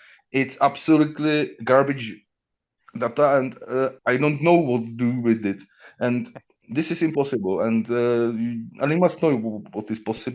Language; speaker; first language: English; non-native, learner; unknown